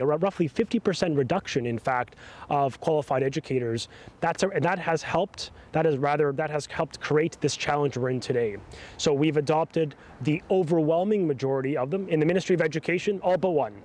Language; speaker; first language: English; native; English